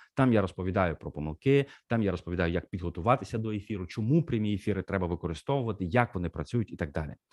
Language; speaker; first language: Ukrainian; non-native, local second language; Russian